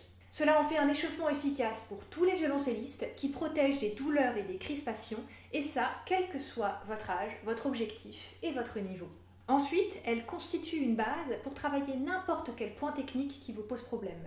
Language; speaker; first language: French; native; French